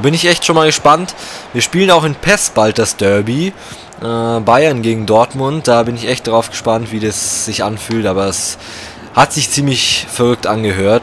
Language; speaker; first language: German; native; German